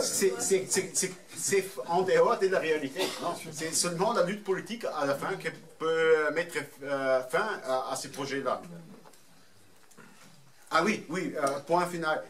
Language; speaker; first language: French; non-native, fluent; German